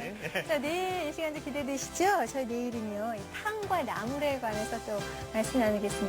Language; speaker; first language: Korean; native; Korean